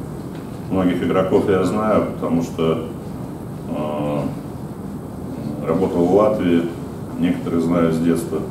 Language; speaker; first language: Russian; native; Russian